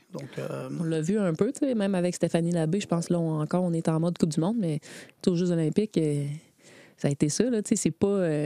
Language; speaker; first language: French; native; French